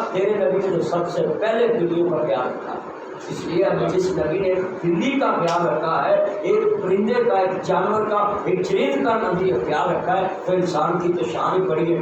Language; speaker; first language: Urdu; non-native, local second language; Punjabi